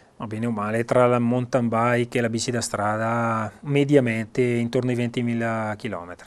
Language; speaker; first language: Italian; native; Italian